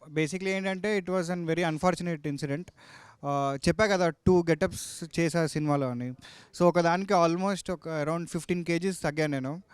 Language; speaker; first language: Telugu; native; Telugu